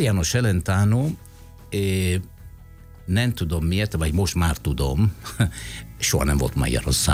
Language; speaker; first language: Hungarian; non-native, fluent; Italian